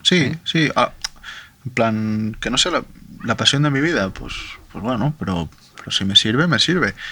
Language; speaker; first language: Spanish; non-native, local second language; Catalan